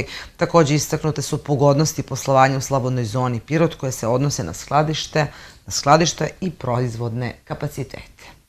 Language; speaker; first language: Serbian; native; Serbian